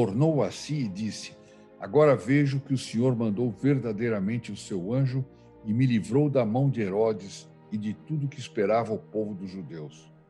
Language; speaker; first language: Portuguese; native; Portuguese